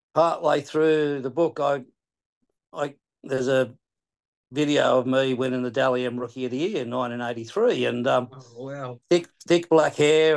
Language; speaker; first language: English; native; English